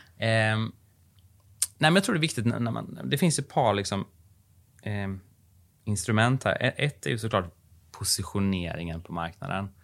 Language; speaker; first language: Swedish; native; Swedish